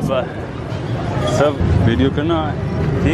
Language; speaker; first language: Hindi; early bilingual, heritage; English